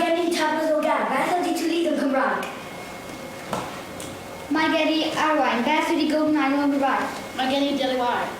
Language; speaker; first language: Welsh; non-native, learner; English